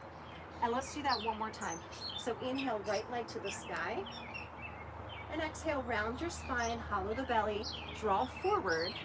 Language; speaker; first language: English; native; English